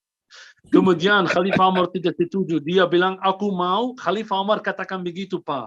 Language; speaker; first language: Indonesian; non-native, fluent; Arabic